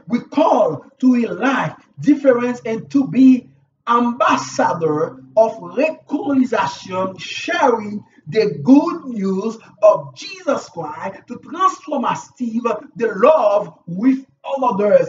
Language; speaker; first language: English; non-native, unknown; Haitian Creole